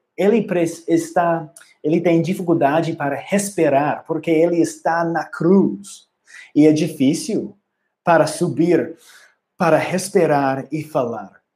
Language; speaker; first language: Portuguese; non-native, learner; English